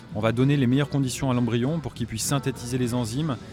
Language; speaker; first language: French; native; French